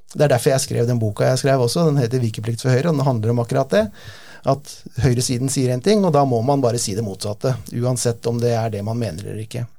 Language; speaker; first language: Norwegian; native; Norwegian